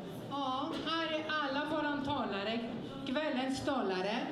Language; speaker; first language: Swedish; non-native, fluent; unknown